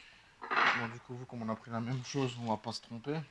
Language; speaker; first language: French; native; French